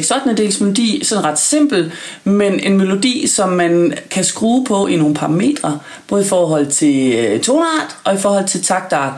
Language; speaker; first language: Danish; native; Danish